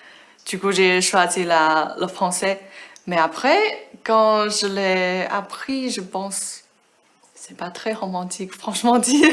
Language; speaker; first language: French; non-native, fluent; Chinese